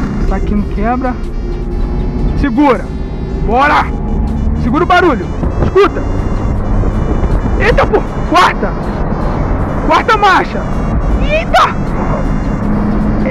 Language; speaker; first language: Portuguese; native; Portuguese